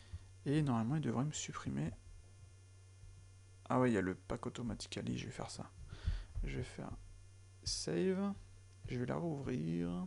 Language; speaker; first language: French; native; French